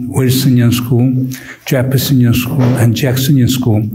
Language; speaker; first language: English; non-native, fluent; Korean